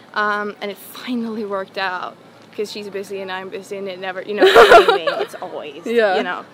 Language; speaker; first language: English; non-native, fluent; Swedish